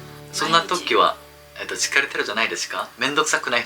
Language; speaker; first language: Japanese; non-native, learner; Korean